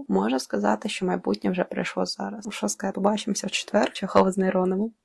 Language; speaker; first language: Ukrainian; non-native, local second language; Russian